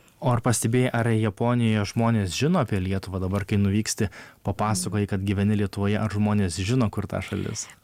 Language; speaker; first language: Lithuanian; native; Lithuanian